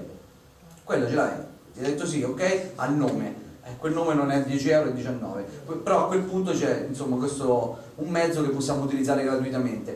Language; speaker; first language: Italian; native; Italian